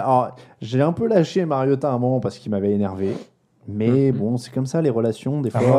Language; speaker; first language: French; native; French